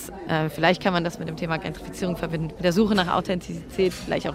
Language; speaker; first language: German; native; German